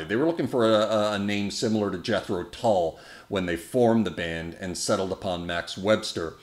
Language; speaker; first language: English; native; English